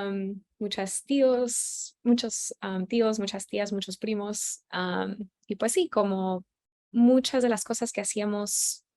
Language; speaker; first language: Spanish; early bilingual, heritage; Spanish